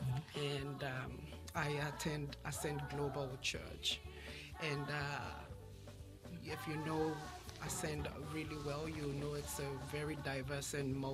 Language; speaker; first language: English; non-native, local second language; Yoruba